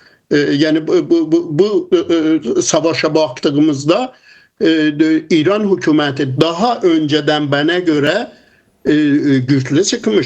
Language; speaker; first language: Turkish; non-native, fluent; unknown